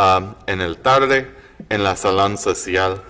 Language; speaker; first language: Spanish; non-native, learner; English